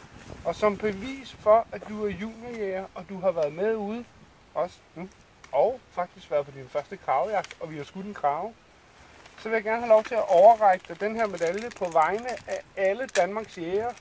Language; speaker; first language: Danish; native; Danish